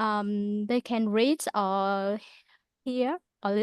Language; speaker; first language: English; non-native, learner; Vietnamese